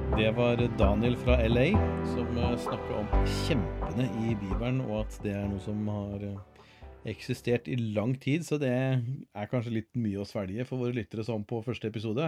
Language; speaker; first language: Norwegian; native; Norwegian